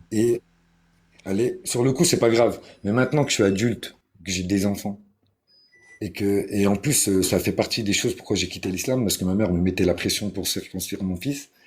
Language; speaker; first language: French; early bilingual, other home language; Arabic